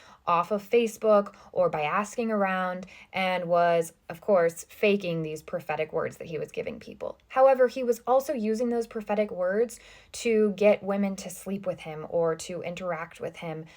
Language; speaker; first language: English; native; English